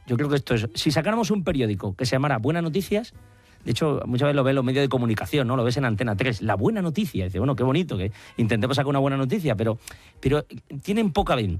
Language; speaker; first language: Spanish; native; Spanish